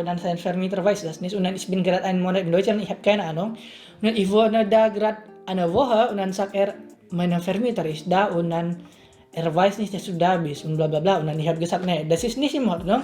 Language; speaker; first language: German; non-native, learner; Indonesian